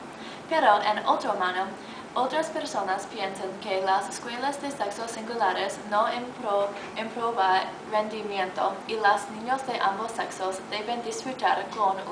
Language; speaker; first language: Spanish; non-native, learner; English